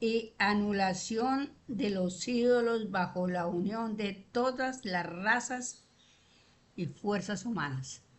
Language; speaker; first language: Spanish; native; Spanish